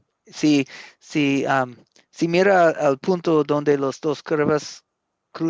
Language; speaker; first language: Spanish; non-native, learner; English